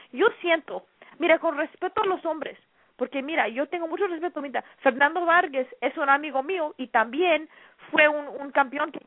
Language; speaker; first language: Spanish; early bilingual, heritage; Spanish